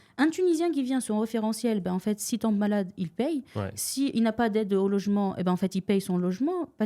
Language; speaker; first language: French; non-native, local second language; Arabic